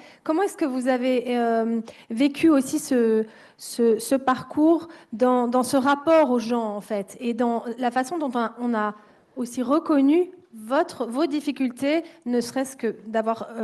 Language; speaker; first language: French; native; French